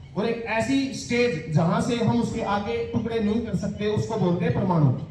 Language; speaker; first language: Hindi; native; Hindi